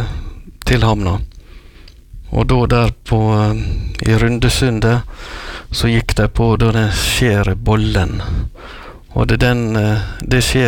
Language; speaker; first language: Norwegian; native; Norwegian